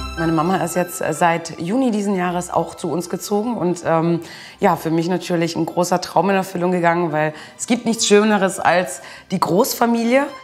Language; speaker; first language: German; early bilingual, other home language; Italian